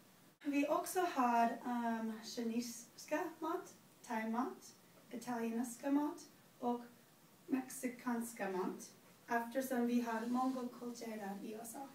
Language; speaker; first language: Swedish; non-native, learner; English